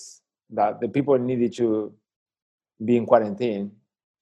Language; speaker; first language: English; non-native, fluent; Spanish